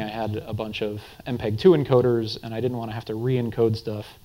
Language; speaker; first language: English; native; English